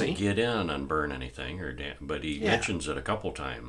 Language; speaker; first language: English; native; English